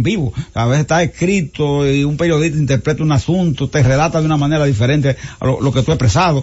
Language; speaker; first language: Spanish; native; Spanish